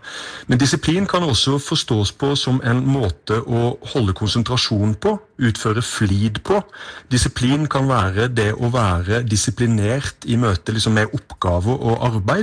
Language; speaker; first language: Norwegian; native; Norwegian